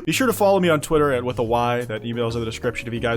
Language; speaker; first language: English; native; English